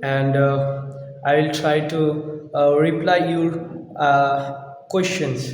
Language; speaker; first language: English; non-native, local second language; Bangla